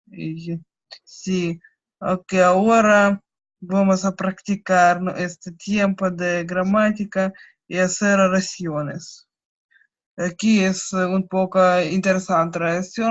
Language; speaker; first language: Spanish; non-native, learner; Russian